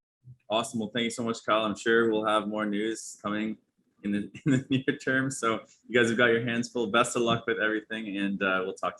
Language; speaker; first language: English; native; English